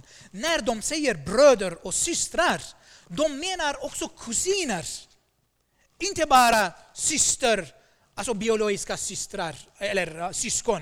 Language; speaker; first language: Swedish; non-native, fluent; Armenian